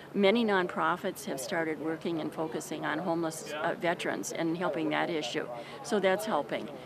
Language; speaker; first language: English; native; English